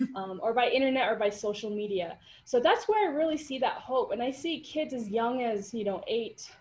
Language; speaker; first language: English; native; English